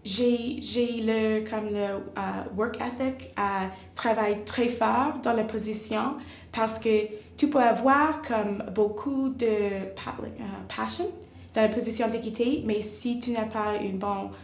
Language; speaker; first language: French; non-native, local second language; English